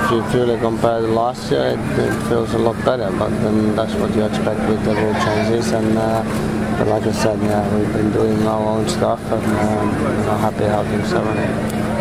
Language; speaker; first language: English; non-native, fluent; Finnish